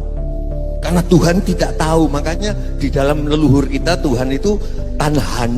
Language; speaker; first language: Indonesian; non-native, local second language; Javanese